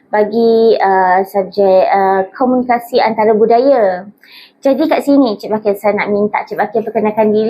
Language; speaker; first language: Malay; native; Malay